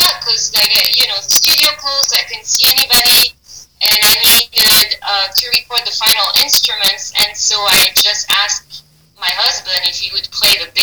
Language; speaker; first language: English; non-native, fluent; French